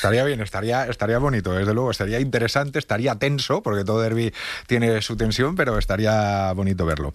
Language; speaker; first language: Spanish; native; Spanish